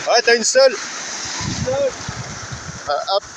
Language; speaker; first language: French; native; French